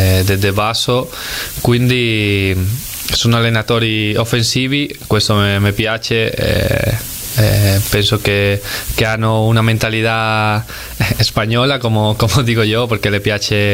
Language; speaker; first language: Italian; non-native, fluent; Spanish